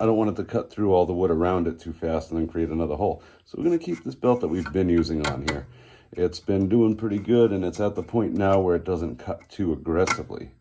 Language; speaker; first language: English; native; English